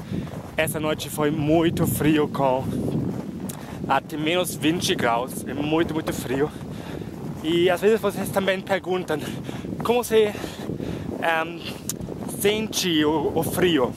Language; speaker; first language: Portuguese; non-native, fluent; German